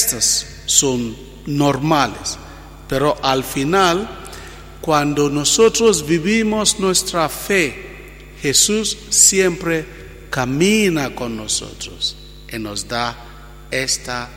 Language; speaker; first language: Spanish; non-native, fluent; Italian